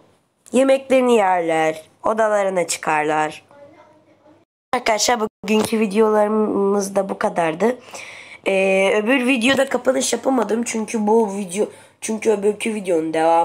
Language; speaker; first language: Turkish; native; Turkish